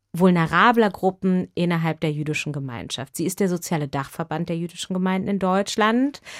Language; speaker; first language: German; native; German